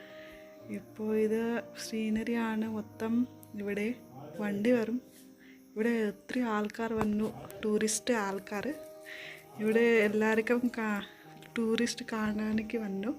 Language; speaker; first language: Malayalam; non-native, learner; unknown